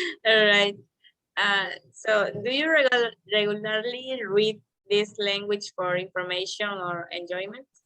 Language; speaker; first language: English; non-native, learner; Spanish